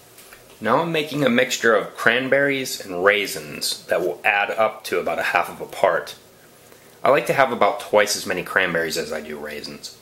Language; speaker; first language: English; native; English